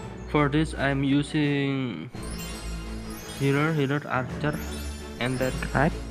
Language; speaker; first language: English; non-native, learner; Indonesian